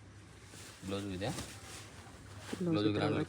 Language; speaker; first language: Kannada; non-native, local second language; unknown